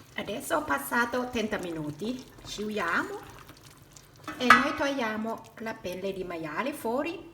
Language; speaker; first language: Italian; non-native, learner; Thai